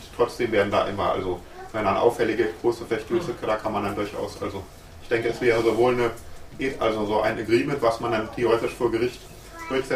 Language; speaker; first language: German; native; German